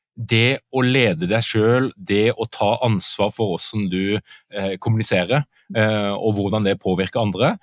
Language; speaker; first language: Norwegian; native; Norwegian